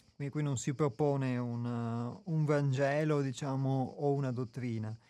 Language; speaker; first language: Italian; native; Italian